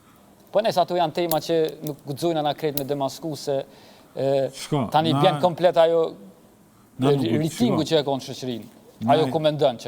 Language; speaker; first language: Albanian; native; Albanian